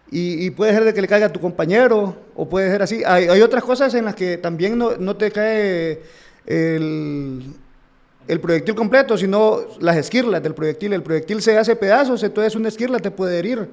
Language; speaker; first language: Spanish; native; Spanish